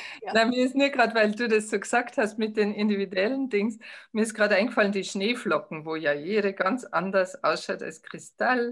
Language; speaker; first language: German; native; German